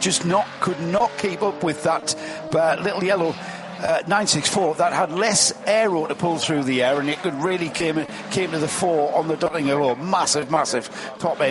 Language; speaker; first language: English; native; English